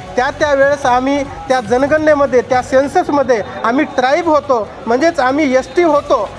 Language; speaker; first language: Marathi; non-native, local second language; Lambadi